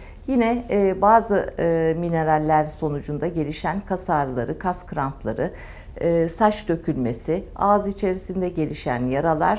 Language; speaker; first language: Turkish; native; Turkish